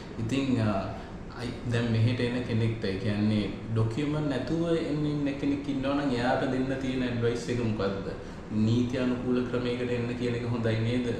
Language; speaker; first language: Sinhala; native; Sinhala